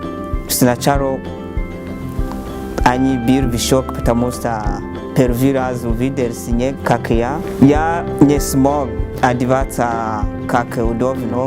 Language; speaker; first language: Russian; non-native, learner; Rundi